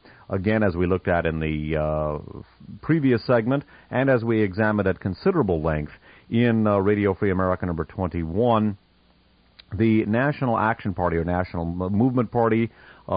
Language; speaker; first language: English; native; English